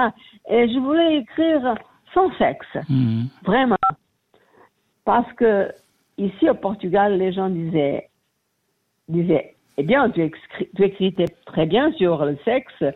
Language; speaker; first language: French; non-native, learner; Portuguese